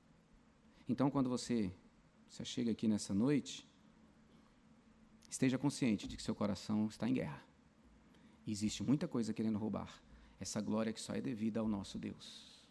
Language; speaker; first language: Portuguese; native; Portuguese